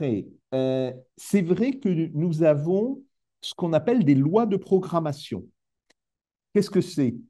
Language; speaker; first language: French; native; French